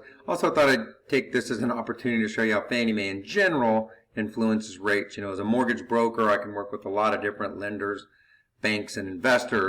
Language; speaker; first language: English; native; English